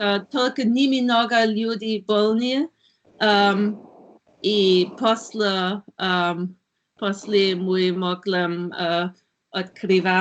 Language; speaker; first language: Russian; non-native, learner; German